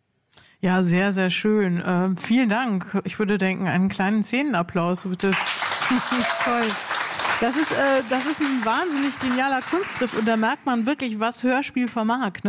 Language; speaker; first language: German; native; German